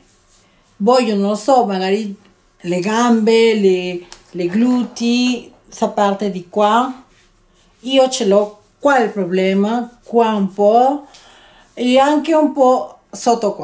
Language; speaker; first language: Italian; non-native, learner; Spanish